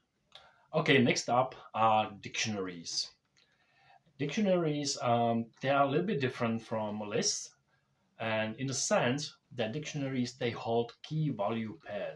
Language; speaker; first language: English; non-native, fluent; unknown